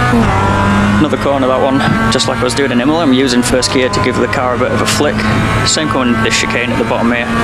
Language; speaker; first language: English; native; English